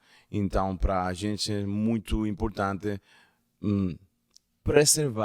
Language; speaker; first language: Portuguese; non-native, learner; Spanish